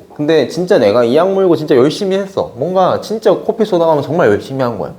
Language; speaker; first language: Korean; native; Korean